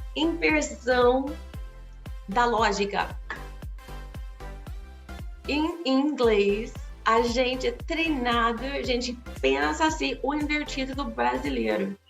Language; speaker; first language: Portuguese; non-native, fluent; English